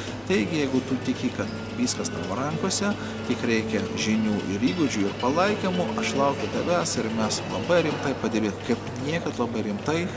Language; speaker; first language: Lithuanian; native; Lithuanian